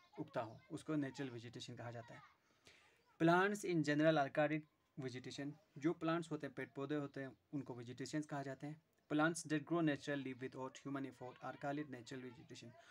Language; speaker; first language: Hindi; non-native, local second language; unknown